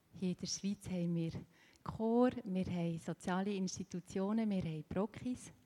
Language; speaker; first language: German; native; German